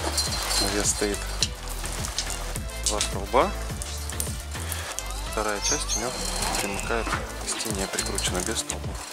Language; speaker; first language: Russian; native; Russian